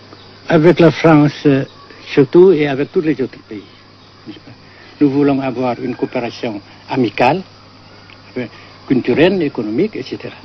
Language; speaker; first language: French; non-native, fluent; Vietnamese